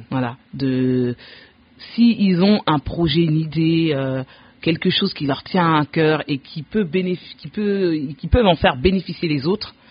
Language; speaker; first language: French; early bilingual, other home language; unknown